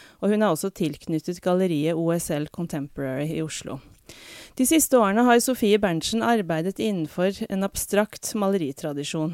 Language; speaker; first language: Norwegian; native; Norwegian